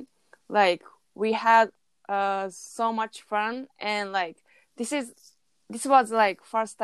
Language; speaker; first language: English; non-native, learner; Japanese